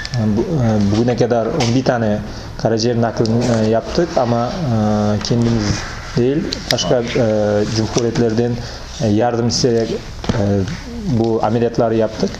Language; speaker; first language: Turkish; non-native, learner; Uzbek